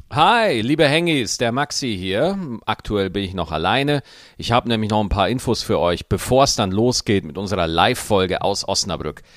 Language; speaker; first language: German; native; German